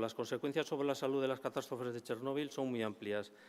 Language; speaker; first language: Spanish; native; Spanish